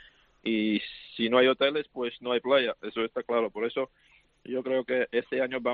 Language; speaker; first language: Spanish; non-native, fluent; Georgian